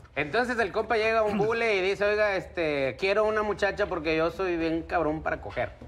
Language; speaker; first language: Spanish; native; Spanish